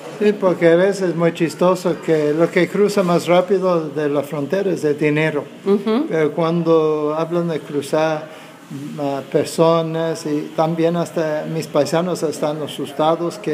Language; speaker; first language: Spanish; non-native, fluent; English